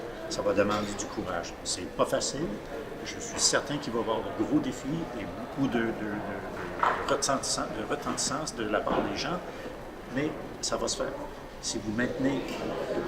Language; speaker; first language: French; native; French